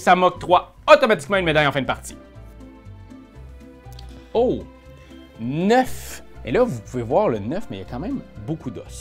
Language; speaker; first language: French; native; French